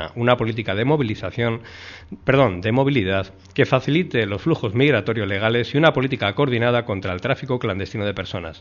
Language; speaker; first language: Spanish; native; Spanish